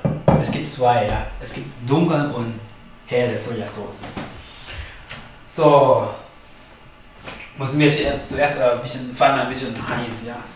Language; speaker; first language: German; non-native, learner; Thai